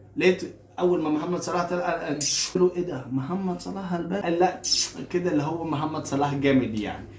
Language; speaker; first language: Egyptian Arabic; non-native, fluent; English